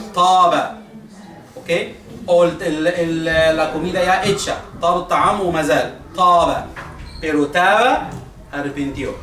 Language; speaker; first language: Spanish; non-native, fluent; Arabic